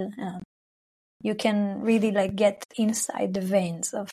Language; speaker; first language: English; non-native, fluent; Hebrew